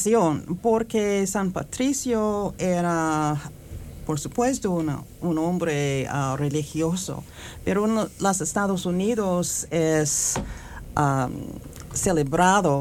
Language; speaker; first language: Spanish; non-native, fluent; English